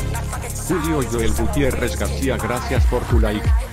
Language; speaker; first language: Spanish; native; Spanish